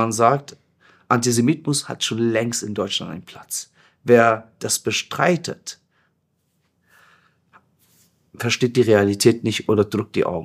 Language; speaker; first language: German; non-native, fluent; Persian